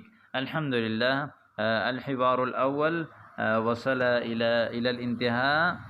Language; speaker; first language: Arabic; non-native, fluent; Urdu